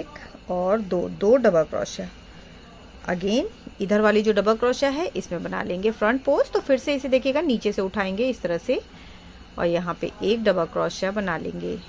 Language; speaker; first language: Hindi; native; Hindi